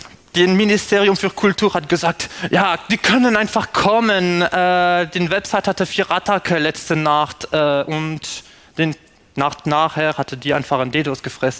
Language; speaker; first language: German; non-native, fluent; French